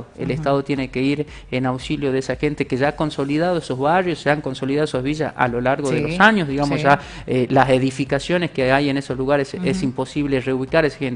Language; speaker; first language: Spanish; native; Spanish